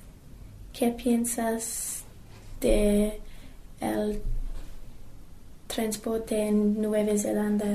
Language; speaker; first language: Spanish; non-native, learner; English